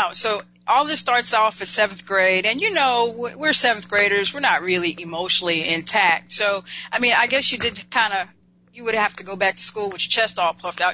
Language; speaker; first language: English; native; English